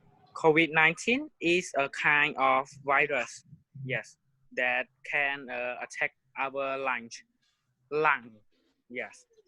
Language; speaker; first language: English; non-native, learner; Khmer